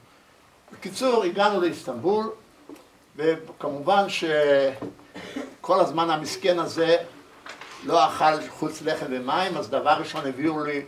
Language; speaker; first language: Hebrew; early bilingual, other home language; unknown